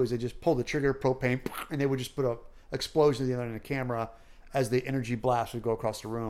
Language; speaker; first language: English; native; English